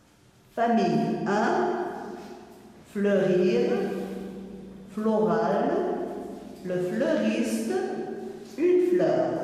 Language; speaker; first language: French; non-native, local second language; Arabic